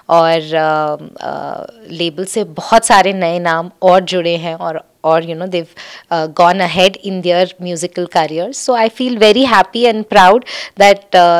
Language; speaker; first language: Hindi; native; Hindi